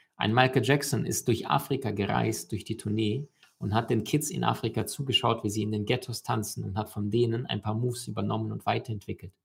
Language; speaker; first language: German; early bilingual, other home language; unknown